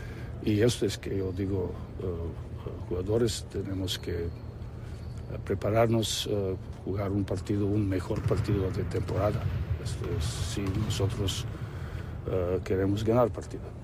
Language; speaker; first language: Spanish; non-native, fluent; Serbian